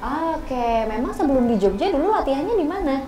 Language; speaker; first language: Indonesian; native; Indonesian